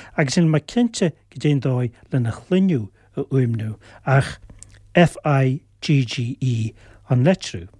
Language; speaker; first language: Irish; native; Irish